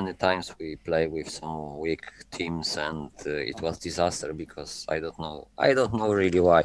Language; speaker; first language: English; non-native, learner; Polish